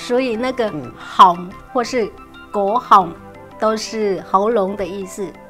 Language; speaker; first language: Chinese; non-native, local second language; Vietnamese